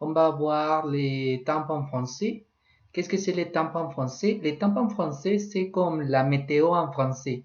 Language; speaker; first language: French; non-native, learner; Spanish